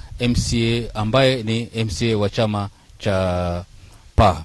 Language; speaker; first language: Swahili; native; Swahili